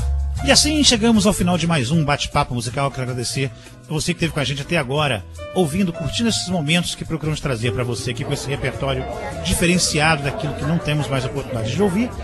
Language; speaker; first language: Portuguese; native; Portuguese